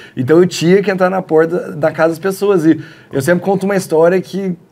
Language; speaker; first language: Portuguese; early bilingual, heritage; Portuguese